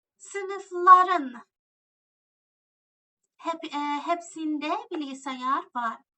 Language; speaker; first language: Turkish; non-native, fluent; Persian